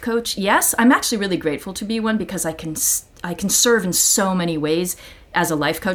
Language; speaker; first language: English; native; English